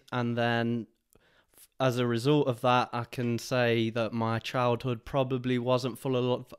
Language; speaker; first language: English; native; English